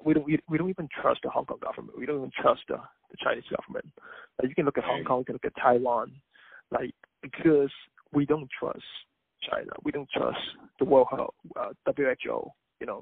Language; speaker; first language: English; non-native, local second language; Cantonese